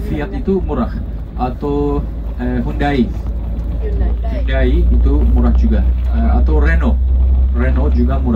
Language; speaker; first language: Indonesian; non-native, fluent; Turkish